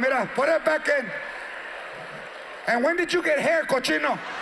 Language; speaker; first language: English; early bilingual, other home language; Spanish